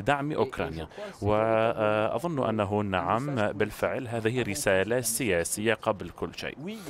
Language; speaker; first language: Arabic; non-native, fluent; French